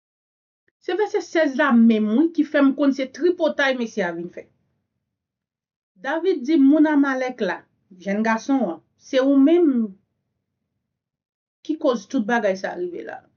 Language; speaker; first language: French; non-native, learner; Haitian Creole